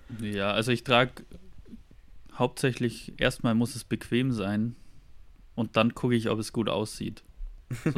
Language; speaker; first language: German; native; German